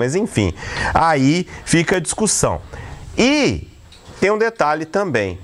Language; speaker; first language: Portuguese; native; Portuguese